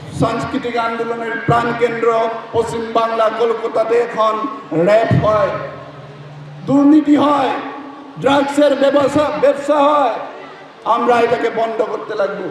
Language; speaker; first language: Bangla; non-native, learner; Assamese